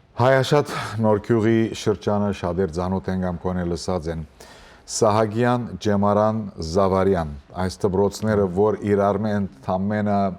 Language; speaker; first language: Armenian; early bilingual, heritage; Armenian